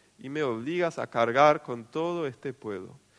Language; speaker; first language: Spanish; non-native, local second language; Plautdietsch